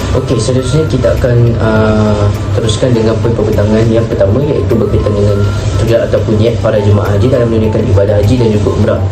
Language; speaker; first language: Malay; native; Malay